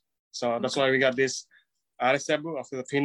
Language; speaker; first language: English; non-native, local second language; Cebuano